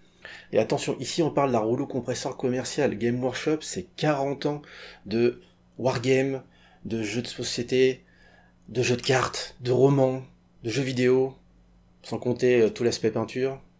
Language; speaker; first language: French; native; French